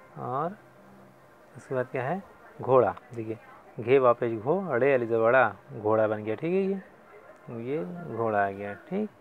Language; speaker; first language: Hindi; native; Hindi